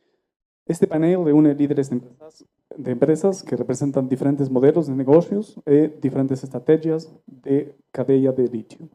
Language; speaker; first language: Portuguese; non-native, fluent; Spanish